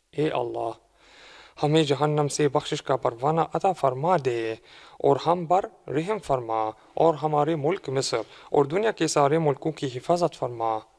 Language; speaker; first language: Urdu; non-native, fluent; Arabic